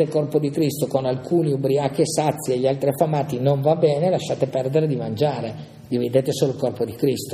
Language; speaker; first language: Italian; native; Italian